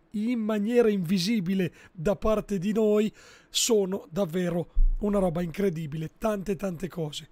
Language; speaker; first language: Italian; native; Italian